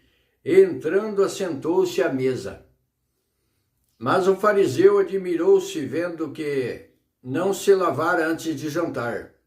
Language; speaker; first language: Portuguese; native; Portuguese